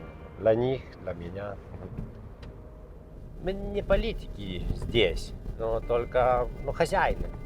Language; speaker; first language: Russian; non-native, fluent; Lithuanian